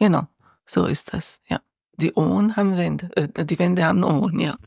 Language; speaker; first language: German; non-native, learner; Arabic